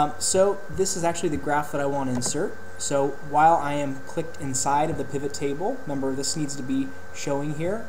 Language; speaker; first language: English; native; English